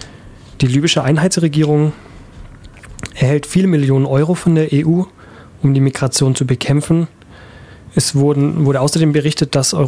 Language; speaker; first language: German; native; German